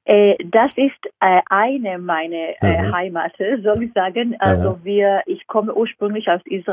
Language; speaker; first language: German; non-native, fluent; Hebrew